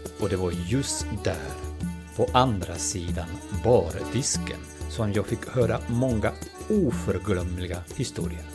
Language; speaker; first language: Swedish; non-native, fluent; Spanish